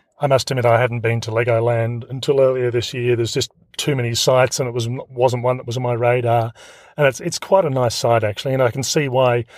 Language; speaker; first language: English; native; English